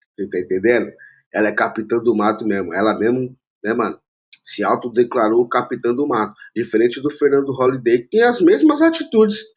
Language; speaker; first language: Portuguese; native; Portuguese